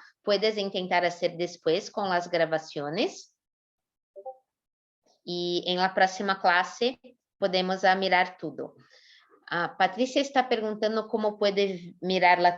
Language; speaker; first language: Spanish; non-native, fluent; Portuguese